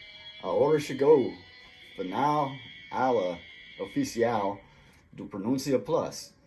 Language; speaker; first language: Portuguese; non-native, fluent; English